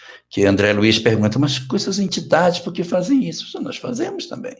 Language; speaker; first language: Portuguese; native; Portuguese